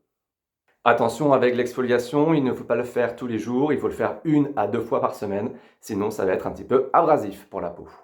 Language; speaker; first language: French; native; French